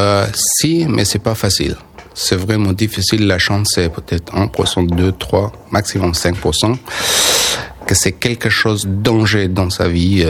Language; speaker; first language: French; non-native, learner; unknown